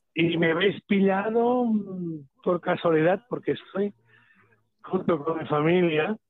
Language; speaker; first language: Spanish; native; Spanish